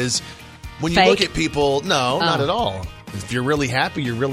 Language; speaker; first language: English; native; English